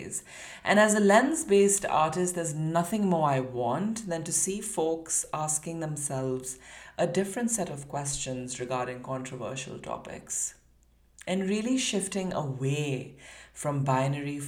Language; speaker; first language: English; non-native, local second language; Urdu